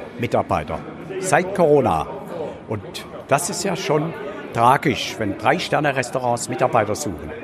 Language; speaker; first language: German; native; German